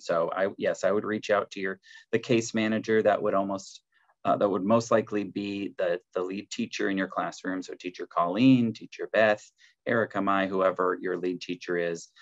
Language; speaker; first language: English; native; English